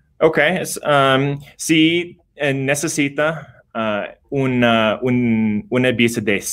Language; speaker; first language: Spanish; non-native, learner; English